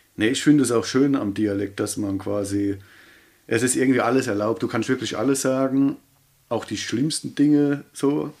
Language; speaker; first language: German; native; German